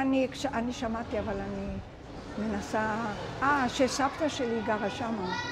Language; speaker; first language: Hebrew; non-native, local second language; Ladino